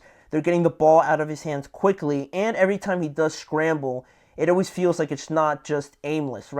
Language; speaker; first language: English; native; English